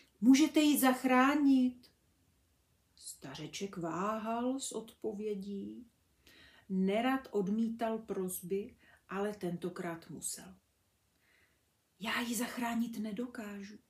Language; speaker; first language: Czech; native; Czech